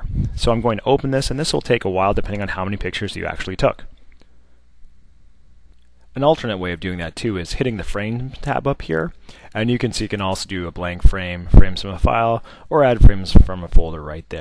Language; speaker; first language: English; native; English